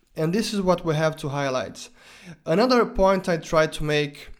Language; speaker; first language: English; non-native, fluent; Portuguese